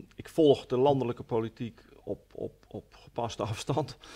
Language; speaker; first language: Dutch; native; Dutch